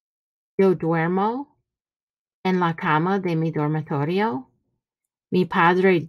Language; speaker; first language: Spanish; non-native, fluent; English